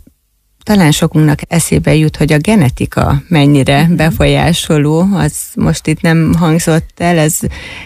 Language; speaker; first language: Hungarian; native; Hungarian